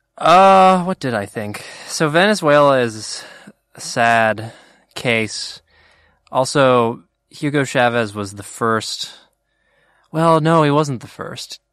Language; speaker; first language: English; native; English